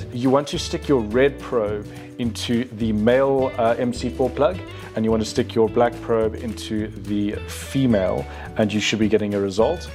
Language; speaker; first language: English; native; English